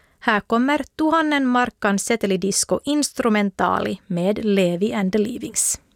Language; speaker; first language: Swedish; native; Swedish